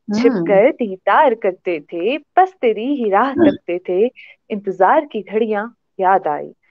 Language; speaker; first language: Hindi; native; Hindi